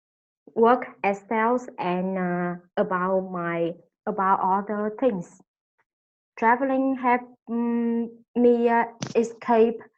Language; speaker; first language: English; non-native, learner; Vietnamese